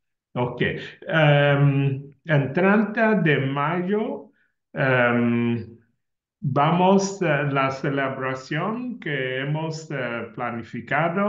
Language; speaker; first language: Spanish; non-native, learner; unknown